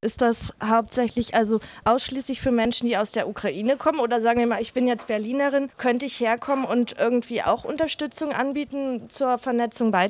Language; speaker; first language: German; native; German